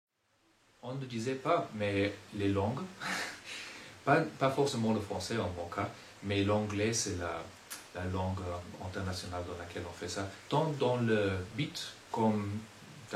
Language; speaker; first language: French; non-native, fluent; German